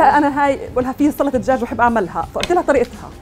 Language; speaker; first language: Arabic; native; Arabic